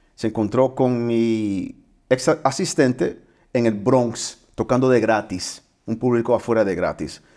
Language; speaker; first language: Spanish; early bilingual, heritage; Spanish